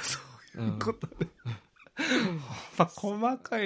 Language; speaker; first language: Japanese; native; Japanese